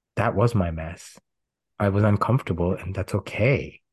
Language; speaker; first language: English; non-native, local second language; Gujarati